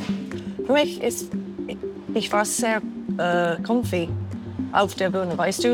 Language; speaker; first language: German; non-native, learner; English